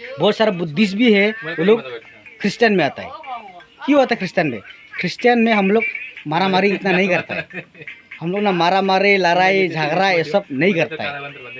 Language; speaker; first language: Hindi; non-native, local second language; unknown